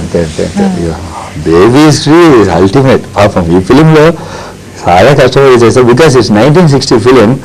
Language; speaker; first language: Telugu; non-native, learner; Tamil